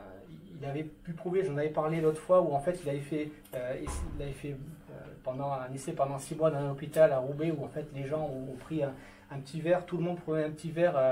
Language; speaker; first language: French; native; French